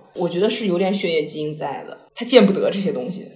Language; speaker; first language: Chinese; non-native, local second language; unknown